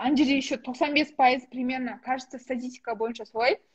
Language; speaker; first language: Russian; non-native, local second language; Kazakh